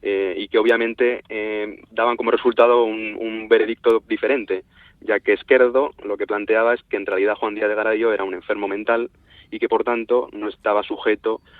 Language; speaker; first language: Spanish; native; Spanish